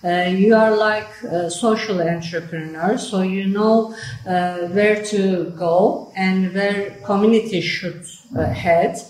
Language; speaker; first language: English; non-native, fluent; Turkish